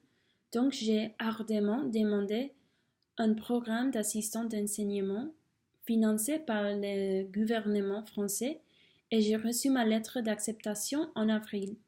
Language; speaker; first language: French; non-native, fluent; English